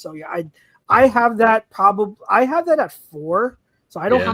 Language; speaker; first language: English; native; English